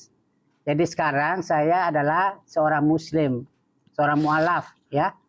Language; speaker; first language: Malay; non-native, fluent; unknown